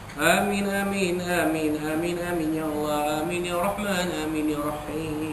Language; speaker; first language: Arabic; non-native, fluent; Malay